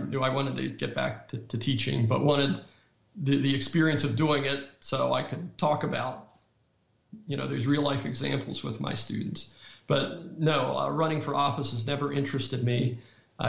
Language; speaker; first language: English; native; English